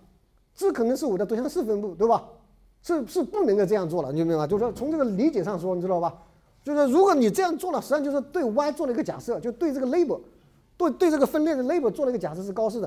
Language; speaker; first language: Chinese; native; Chinese